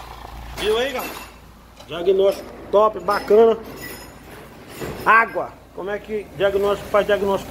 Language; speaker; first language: Portuguese; native; Portuguese